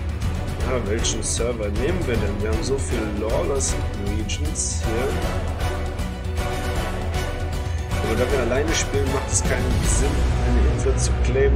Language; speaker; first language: German; native; German